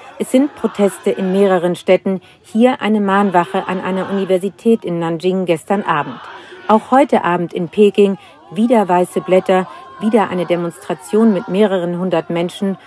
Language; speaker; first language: German; native; German